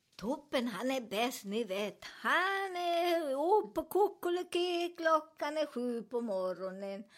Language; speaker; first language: Swedish; non-native, learner; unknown